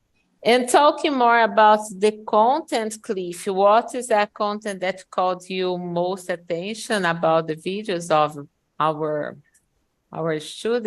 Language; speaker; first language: English; non-native, fluent; Portuguese